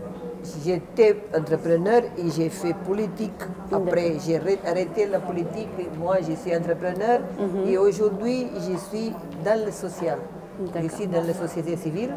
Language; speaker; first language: French; non-native, fluent; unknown